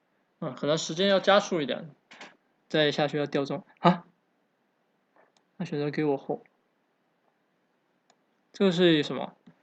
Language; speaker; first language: Chinese; native; Chinese